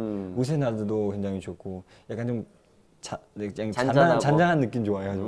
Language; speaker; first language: Korean; non-native, fluent; Chinese